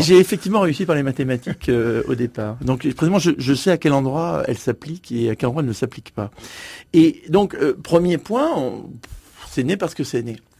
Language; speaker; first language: French; native; French